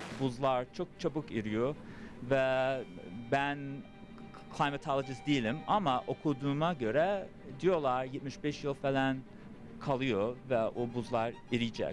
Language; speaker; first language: Turkish; early bilingual, heritage; English